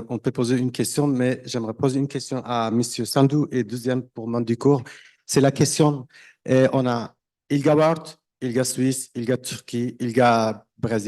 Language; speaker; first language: French; non-native, learner; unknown